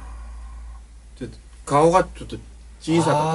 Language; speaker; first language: Japanese; non-native, learner; Korean